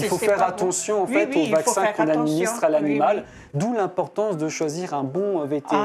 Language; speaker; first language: French; native; French